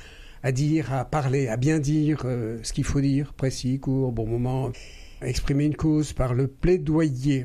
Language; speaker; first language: French; native; French